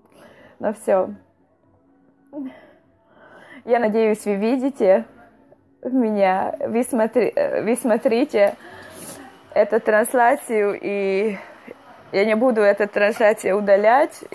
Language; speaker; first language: Russian; non-native, fluent; Hungarian